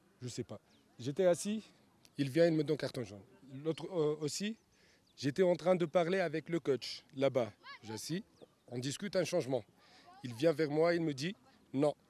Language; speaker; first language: French; non-native, local second language; Arabic